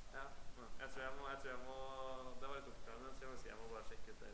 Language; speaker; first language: Norwegian; native; Norwegian